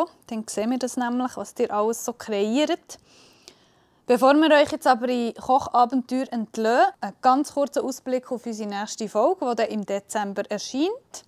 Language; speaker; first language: German; native; German